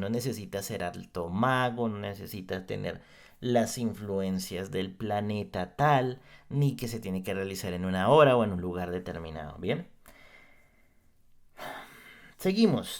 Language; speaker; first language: Spanish; native; Spanish